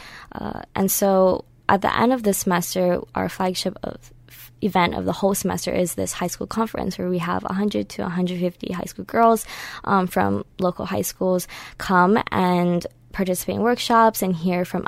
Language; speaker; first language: English; native; English